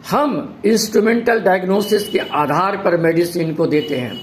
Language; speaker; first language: Hindi; native; Hindi